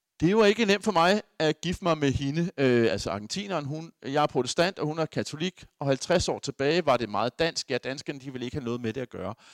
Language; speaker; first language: Danish; native; Danish